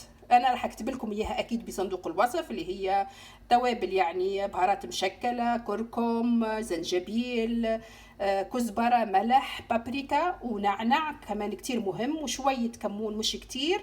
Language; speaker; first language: Arabic; native; Arabic